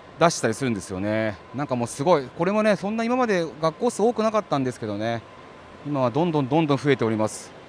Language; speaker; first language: Japanese; native; Japanese